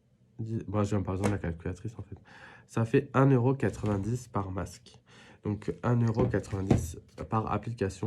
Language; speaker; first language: French; native; French